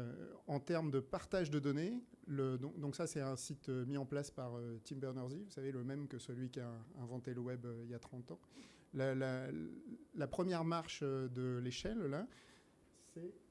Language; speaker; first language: French; native; French